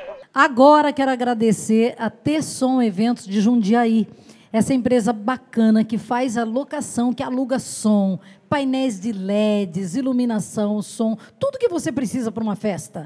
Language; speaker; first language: Portuguese; native; Portuguese